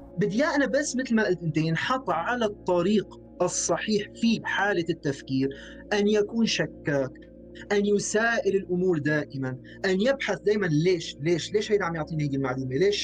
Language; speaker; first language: Arabic; native; Arabic